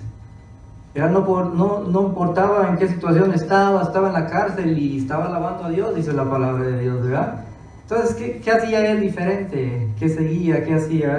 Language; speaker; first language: Spanish; early bilingual, other home language; English